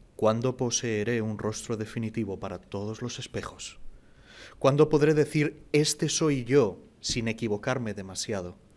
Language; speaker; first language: Spanish; native; Spanish